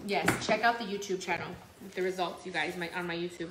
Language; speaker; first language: English; early bilingual, other home language; Spanish